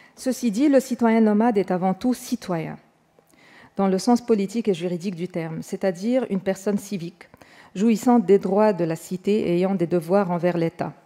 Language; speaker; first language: French; non-native, fluent; Arabic